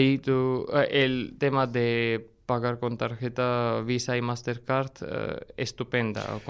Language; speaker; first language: Spanish; non-native, fluent; Armenian